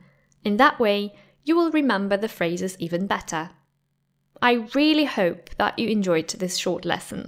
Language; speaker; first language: English; non-native, fluent; Polish